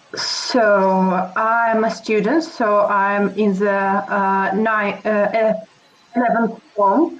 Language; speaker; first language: English; non-native, fluent; Russian